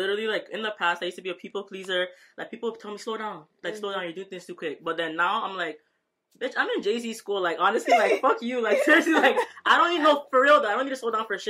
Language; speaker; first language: English; native; English